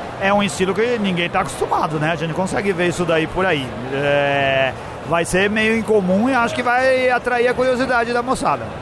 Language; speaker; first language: Portuguese; native; Portuguese